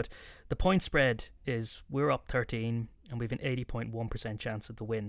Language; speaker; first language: English; native; English